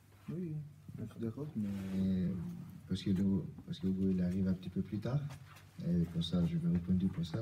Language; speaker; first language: French; non-native, learner; Albanian